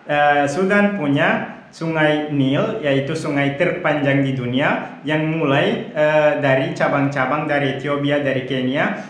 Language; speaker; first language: Indonesian; non-native, fluent; Arabic